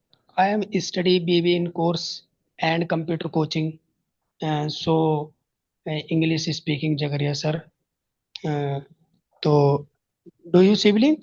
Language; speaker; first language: English; non-native, learner; Hindi